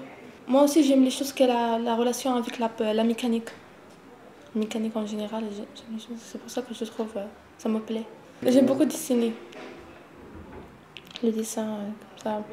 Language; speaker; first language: French; non-native, learner; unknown